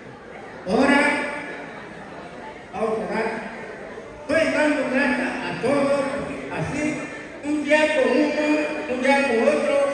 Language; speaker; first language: Spanish; non-native, local second language; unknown